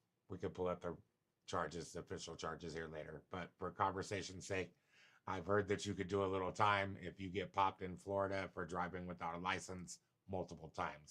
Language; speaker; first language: English; native; English